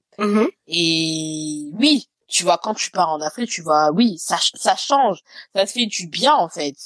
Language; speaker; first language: French; native; French